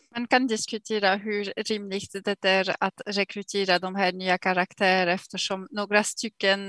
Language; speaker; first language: Swedish; non-native, fluent; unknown